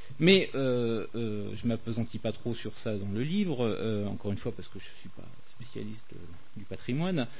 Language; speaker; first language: French; native; French